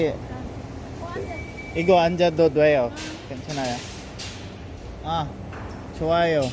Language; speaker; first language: Korean; non-native, learner; Filipino